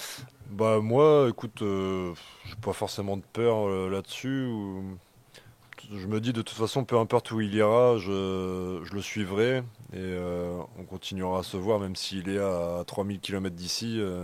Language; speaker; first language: French; native; French